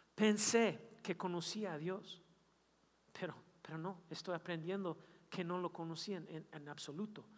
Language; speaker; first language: Spanish; non-native, fluent; English